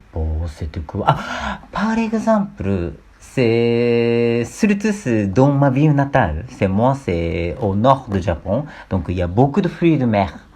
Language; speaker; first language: French; non-native, learner; Japanese